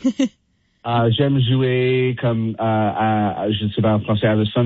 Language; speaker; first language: French; non-native, fluent; English